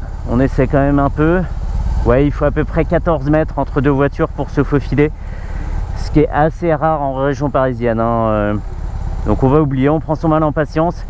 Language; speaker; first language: French; native; French